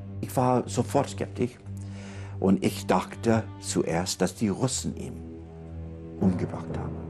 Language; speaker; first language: German; non-native, fluent; English